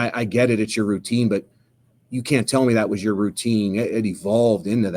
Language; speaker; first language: English; native; English